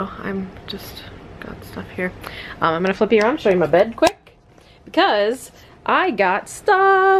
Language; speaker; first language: English; native; English